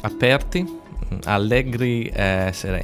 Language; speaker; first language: Italian; non-native, fluent; Polish